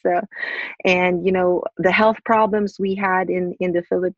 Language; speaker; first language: English; non-native, local second language; Filipino